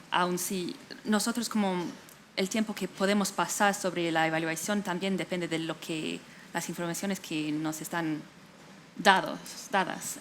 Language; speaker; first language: Spanish; non-native, fluent; English